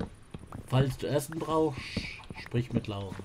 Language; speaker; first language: German; native; German